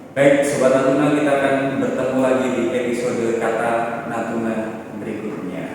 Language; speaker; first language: Indonesian; native; Indonesian